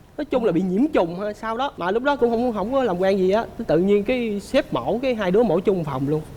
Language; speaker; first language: Vietnamese; native; Vietnamese